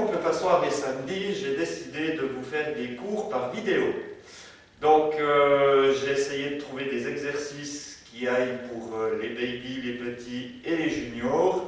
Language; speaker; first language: French; native; French